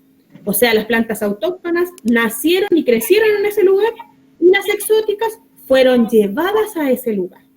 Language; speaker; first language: Spanish; native; Spanish